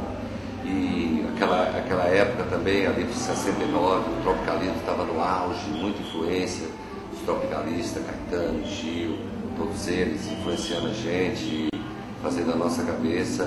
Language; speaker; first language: Portuguese; native; Portuguese